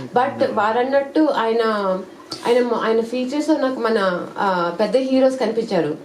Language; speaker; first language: Telugu; native; Telugu